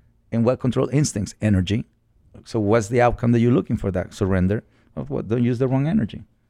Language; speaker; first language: English; non-native, fluent; Spanish